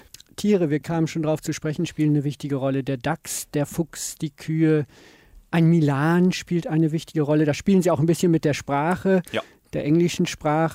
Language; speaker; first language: German; native; German